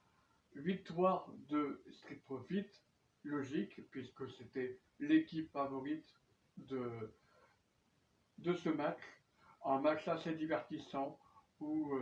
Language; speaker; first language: French; native; French